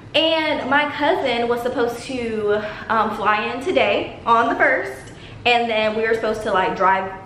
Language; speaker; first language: English; native; English